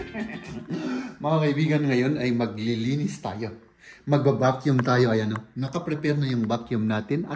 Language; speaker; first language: Filipino; native; Filipino